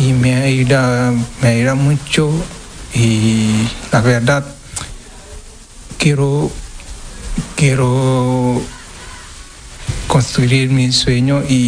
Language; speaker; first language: Spanish; non-native, learner; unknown